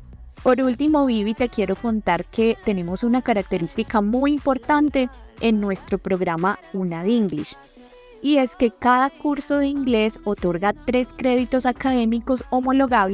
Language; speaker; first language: Spanish; native; Spanish